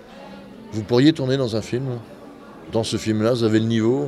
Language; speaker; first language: French; native; French